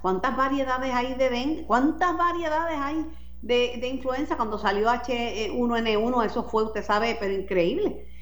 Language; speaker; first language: Spanish; native; Spanish